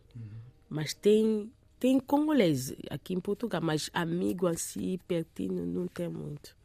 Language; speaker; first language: Portuguese; non-native, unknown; Lingala